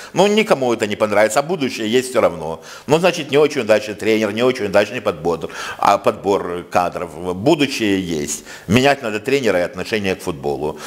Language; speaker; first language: Russian; native; Russian